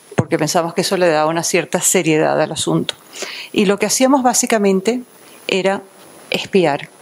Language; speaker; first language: Spanish; native; Spanish